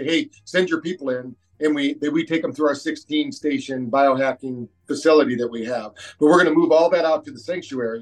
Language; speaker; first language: English; native; English